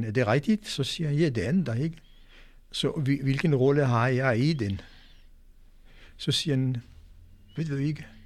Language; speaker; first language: Danish; non-native, fluent; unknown